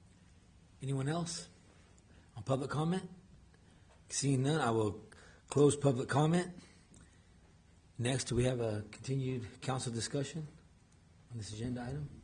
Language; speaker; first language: English; native; English